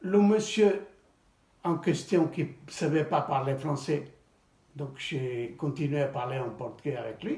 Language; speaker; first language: French; non-native, fluent; Portuguese